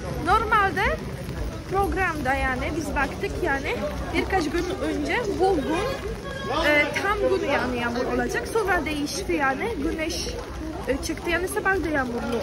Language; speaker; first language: Turkish; non-native, learner; Polish